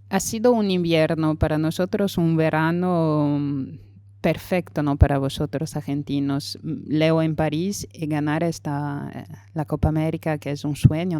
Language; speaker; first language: Spanish; non-native, fluent; French